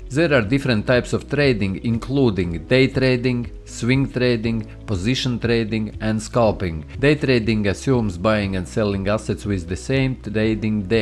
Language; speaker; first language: English; non-native, fluent; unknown